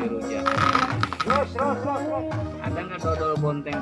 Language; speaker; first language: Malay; non-native, local second language; Sundanese